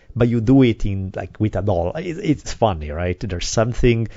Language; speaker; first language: English; non-native, fluent; Italian